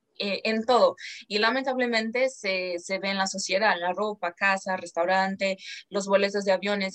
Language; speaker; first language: Spanish; non-native, fluent; Portuguese